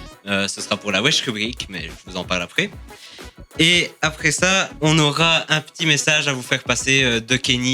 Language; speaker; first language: French; native; French